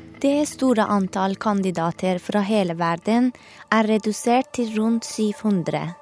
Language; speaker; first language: Norwegian; non-native, fluent; Persian